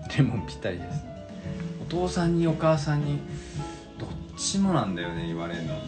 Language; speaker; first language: Japanese; native; Japanese